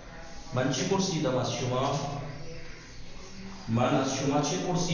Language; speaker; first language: Persian; non-native, fluent; Urdu